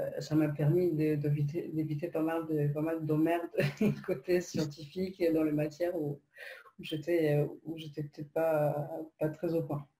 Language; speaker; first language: French; non-native, fluent; Polish